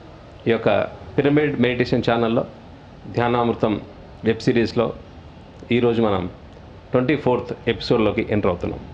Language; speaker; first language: Telugu; native; Telugu